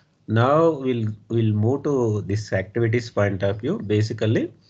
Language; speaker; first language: English; non-native, local second language; Telugu